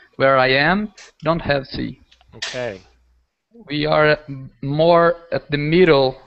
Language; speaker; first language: English; non-native, fluent; Portuguese